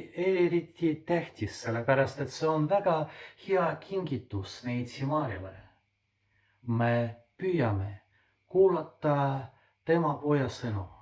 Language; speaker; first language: Estonian; non-native, fluent; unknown